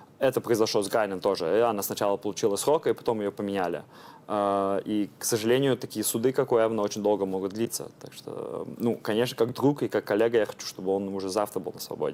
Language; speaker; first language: Russian; early bilingual, heritage; Russian